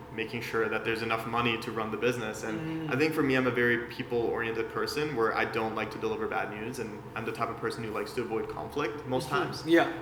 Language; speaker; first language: English; early bilingual, other home language; Persian